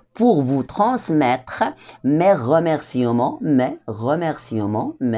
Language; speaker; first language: French; non-native, local second language; Arabic